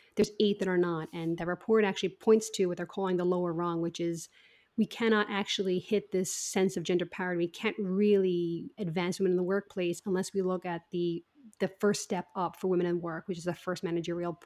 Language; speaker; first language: English; native; English